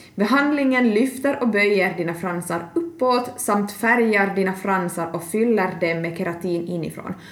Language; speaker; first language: Swedish; native; Swedish